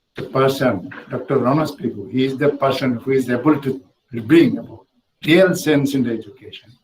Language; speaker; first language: English; non-native, local second language; Assamese